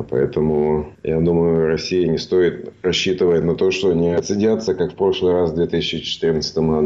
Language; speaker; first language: Russian; native; Russian